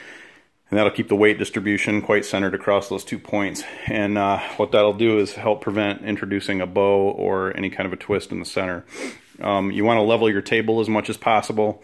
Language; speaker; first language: English; native; English